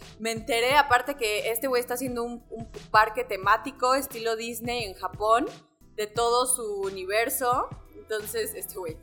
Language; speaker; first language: Spanish; native; Spanish